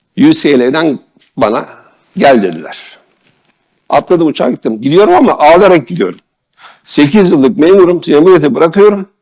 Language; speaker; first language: Turkish; native; Turkish